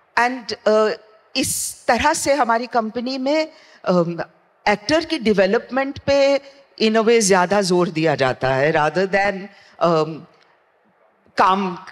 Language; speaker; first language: Hindi; non-native, local second language; Gujarati